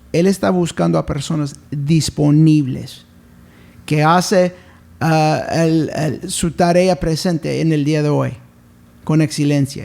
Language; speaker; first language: Spanish; early bilingual, heritage; English